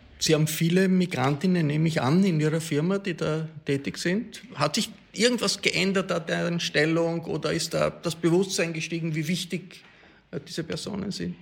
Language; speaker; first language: German; native; German